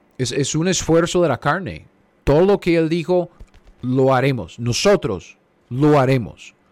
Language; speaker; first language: Spanish; non-native, fluent; English